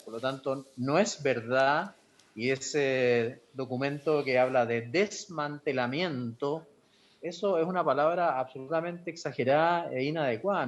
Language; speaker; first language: Spanish; native; Spanish